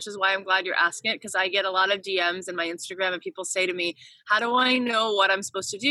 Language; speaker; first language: English; native; English